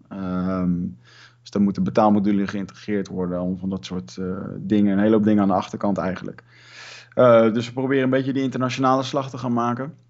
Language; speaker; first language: Dutch; native; Dutch